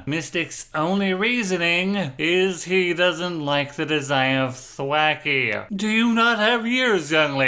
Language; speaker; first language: English; native; English